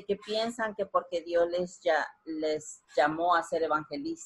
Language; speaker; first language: Spanish; native; Spanish